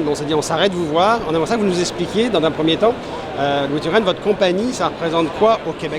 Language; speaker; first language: French; native; French